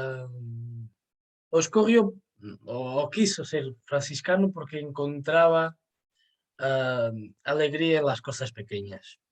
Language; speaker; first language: Spanish; non-native, fluent; Portuguese